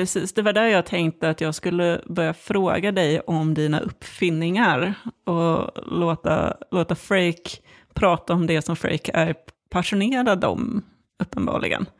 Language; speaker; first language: Swedish; native; Swedish